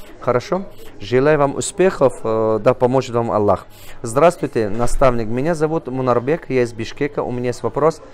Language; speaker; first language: Russian; non-native, local second language; Tajik